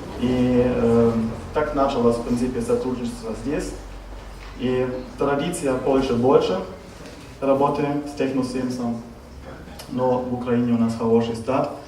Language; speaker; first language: Russian; non-native, learner; German